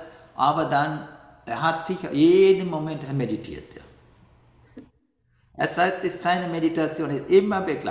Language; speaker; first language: German; non-native, learner; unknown